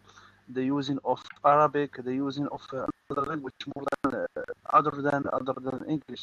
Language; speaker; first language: English; non-native, learner; Arabic